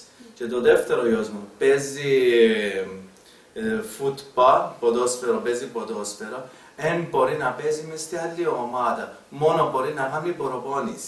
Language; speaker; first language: Greek; non-native, learner; Persian